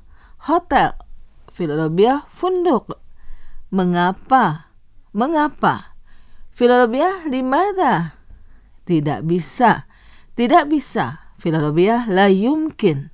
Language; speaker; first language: Arabic; non-native, fluent; Indonesian